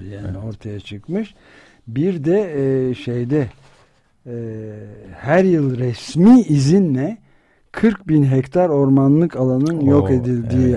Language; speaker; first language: Turkish; native; Turkish